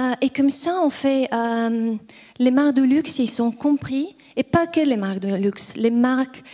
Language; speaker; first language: French; non-native, fluent; Bulgarian